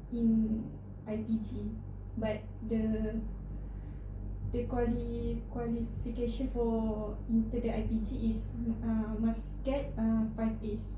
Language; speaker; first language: English; non-native, learner; Malay